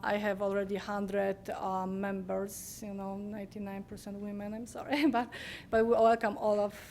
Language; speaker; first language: English; non-native, learner; Polish